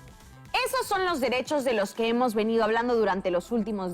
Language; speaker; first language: Spanish; native; Spanish